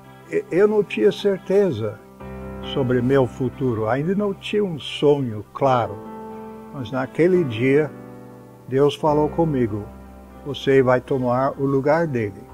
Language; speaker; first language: Portuguese; non-native, fluent; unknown